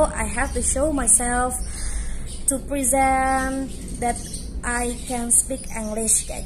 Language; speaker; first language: English; non-native, learner; Javanese